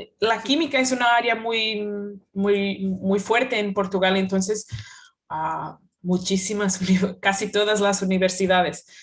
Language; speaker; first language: Spanish; non-native, fluent; Portuguese